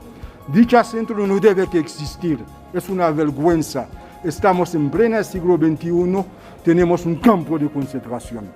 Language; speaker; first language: Spanish; non-native, fluent; Haitian Creole